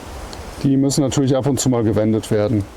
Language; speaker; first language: German; native; German